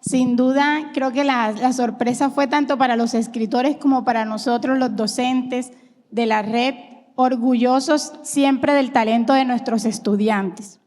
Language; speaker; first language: Spanish; native; Spanish